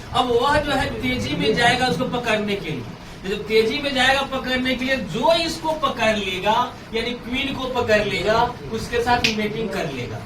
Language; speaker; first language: Hindi; native; Hindi